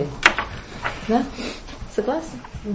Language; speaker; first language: Russian; non-native, learner; English